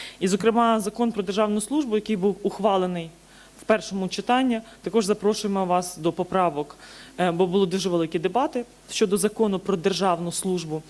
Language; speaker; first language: Ukrainian; native; Ukrainian